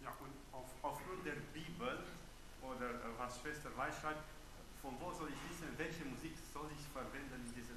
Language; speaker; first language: German; non-native, learner; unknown